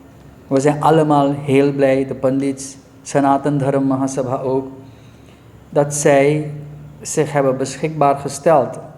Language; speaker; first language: Dutch; non-native, local second language; Caribbean Hindustani